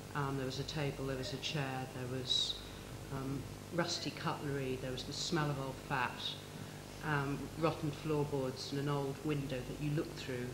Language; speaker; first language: English; native; English